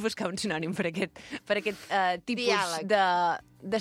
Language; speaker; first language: Catalan; native; Catalan